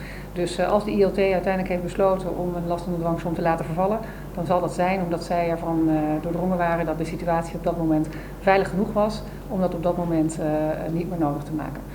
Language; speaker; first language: Dutch; native; Dutch